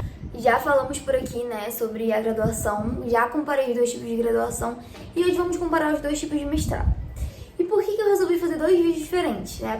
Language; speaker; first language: Portuguese; native; Portuguese